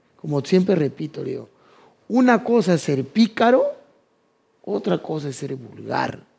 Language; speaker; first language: Spanish; native; Spanish